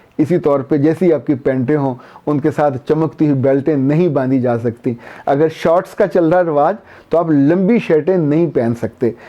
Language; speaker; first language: Urdu; non-native, local second language; Punjabi